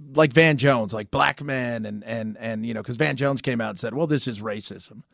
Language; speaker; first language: English; early bilingual, other home language; Spanish